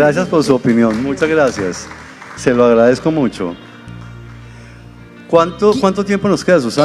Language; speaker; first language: Spanish; native; Spanish